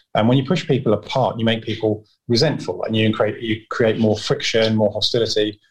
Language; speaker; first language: English; native; English